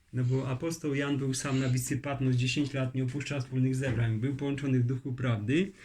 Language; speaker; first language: Polish; native; Polish